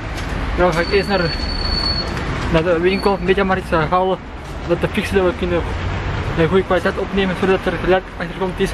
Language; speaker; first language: Dutch; non-native, local second language; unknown